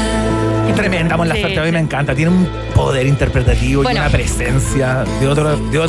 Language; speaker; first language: Spanish; native; Spanish